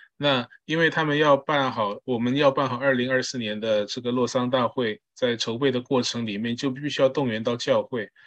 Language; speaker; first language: Chinese; early bilingual, heritage; Chinese